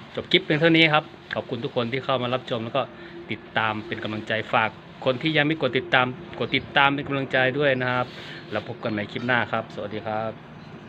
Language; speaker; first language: Thai; native; Thai